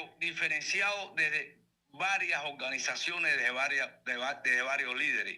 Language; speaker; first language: Spanish; native; Spanish